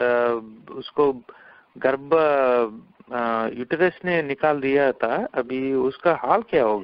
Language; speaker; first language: Hindi; non-native, local second language; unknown